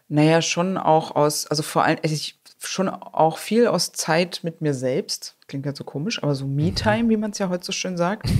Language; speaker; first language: German; native; German